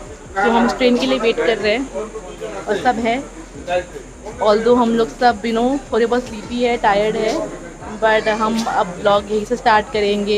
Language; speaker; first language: Hindi; native; Hindi